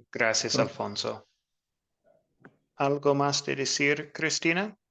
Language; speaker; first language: Spanish; non-native, fluent; English